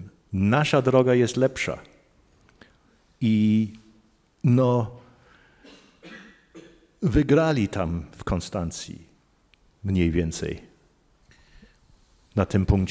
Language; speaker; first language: Polish; non-native, fluent; English